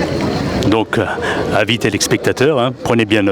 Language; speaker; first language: French; native; French